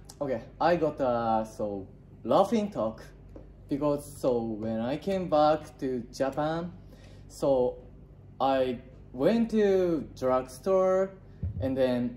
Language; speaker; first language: English; non-native, learner; Japanese